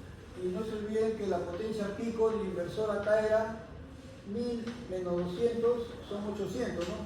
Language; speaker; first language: Spanish; native; Spanish